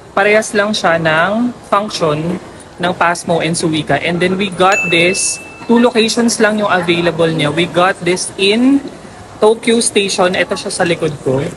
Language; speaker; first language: Filipino; native; Filipino